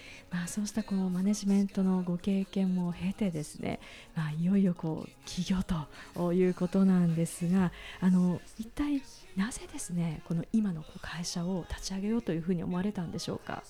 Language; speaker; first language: Japanese; native; Japanese